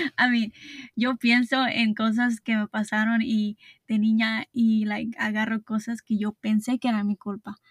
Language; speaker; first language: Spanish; early bilingual, heritage; Spanish